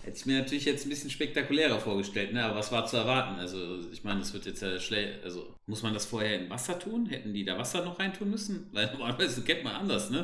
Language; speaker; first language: German; native; German